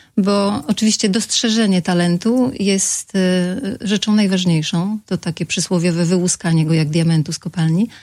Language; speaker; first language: Polish; native; Polish